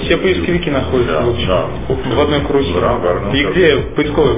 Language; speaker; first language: Russian; native; Russian